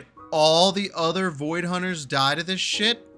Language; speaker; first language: English; native; English